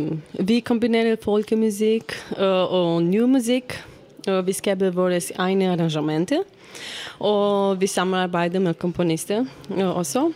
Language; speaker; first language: Danish; non-native, fluent; Romanian